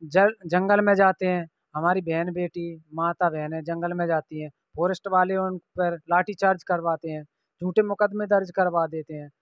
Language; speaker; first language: Hindi; native; Hindi